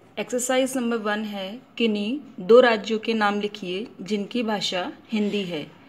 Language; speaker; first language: Hindi; native; Hindi